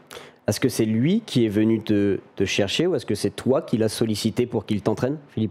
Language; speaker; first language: French; native; French